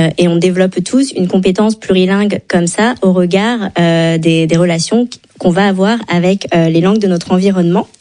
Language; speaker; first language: French; native; French